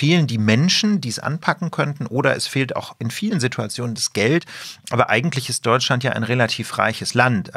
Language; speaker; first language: German; native; German